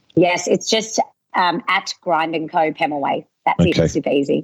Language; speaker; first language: English; native; English